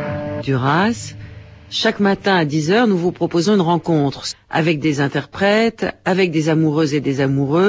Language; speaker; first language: French; native; French